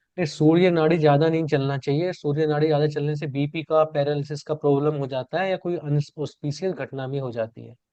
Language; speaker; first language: Hindi; native; Hindi